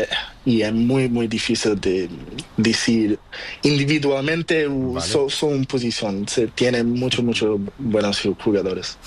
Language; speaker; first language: Spanish; non-native, learner; Portuguese